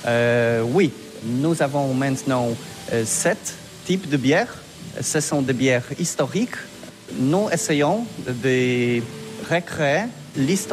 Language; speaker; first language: French; non-native, learner; Polish